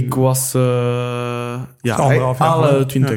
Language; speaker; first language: Dutch; non-native, local second language; French